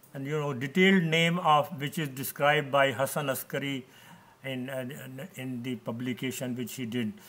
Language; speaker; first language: English; non-native, local second language; Urdu